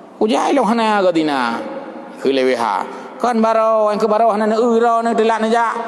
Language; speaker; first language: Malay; non-native, local second language; Achinese